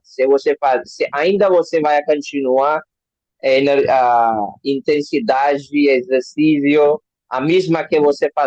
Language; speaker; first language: Portuguese; non-native, learner; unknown